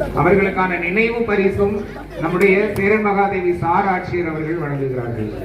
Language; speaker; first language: Tamil; native; Tamil